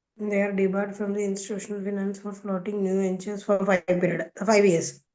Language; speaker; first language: English; non-native, local second language; Malayalam